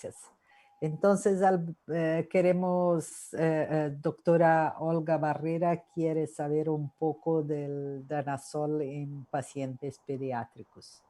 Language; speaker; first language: Spanish; non-native, fluent; Portuguese